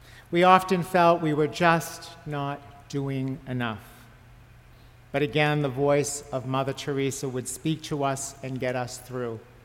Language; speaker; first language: English; native; English